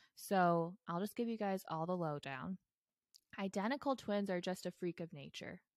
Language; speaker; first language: English; native; English